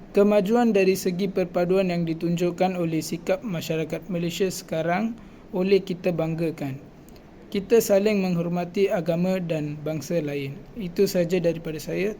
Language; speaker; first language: Malay; non-native, local second language; Tamil